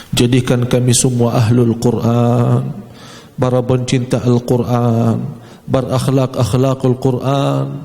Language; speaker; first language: Malay; non-native, fluent; Arabic